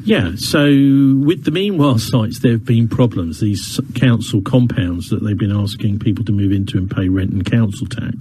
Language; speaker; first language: English; native; English